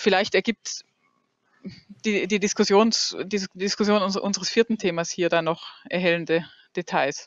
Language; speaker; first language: German; native; German